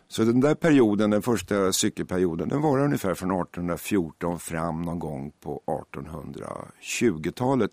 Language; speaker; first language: Swedish; native; Swedish